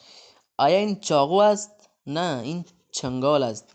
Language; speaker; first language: Persian; non-native, fluent; Urdu